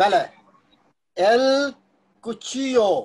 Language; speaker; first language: Spanish; non-native, learner; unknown